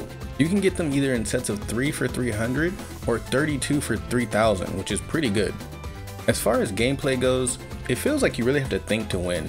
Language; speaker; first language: English; native; English